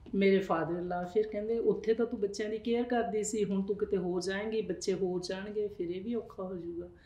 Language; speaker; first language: Punjabi; native; Punjabi